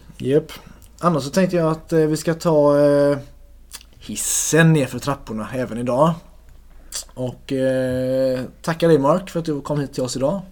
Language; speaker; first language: Swedish; native; Swedish